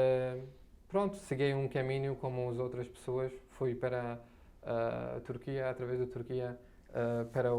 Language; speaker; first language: Portuguese; non-native, fluent; Arabic